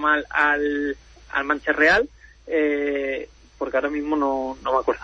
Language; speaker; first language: Spanish; native; Spanish